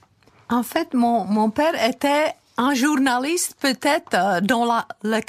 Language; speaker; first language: French; non-native, fluent; Czech